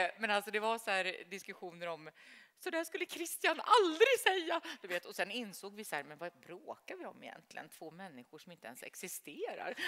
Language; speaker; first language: Swedish; native; Swedish